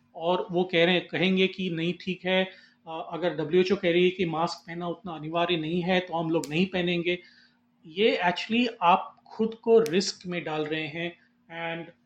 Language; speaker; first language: Hindi; non-native, local second language; Marathi